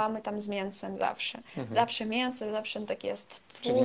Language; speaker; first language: Polish; non-native, fluent; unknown